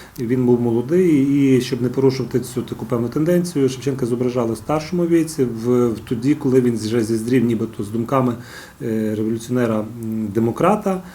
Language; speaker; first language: Ukrainian; native; Ukrainian